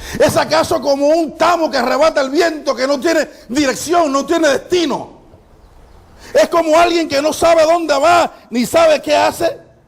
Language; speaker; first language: Spanish; non-native, fluent; Haitian Creole